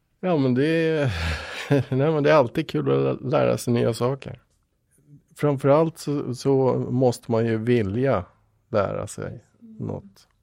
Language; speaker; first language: Swedish; native; Swedish